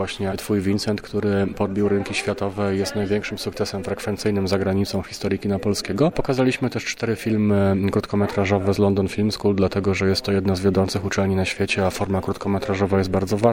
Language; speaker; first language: Polish; native; Polish